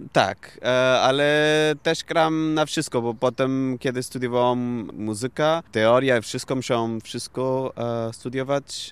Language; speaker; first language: Polish; non-native, learner; Portuguese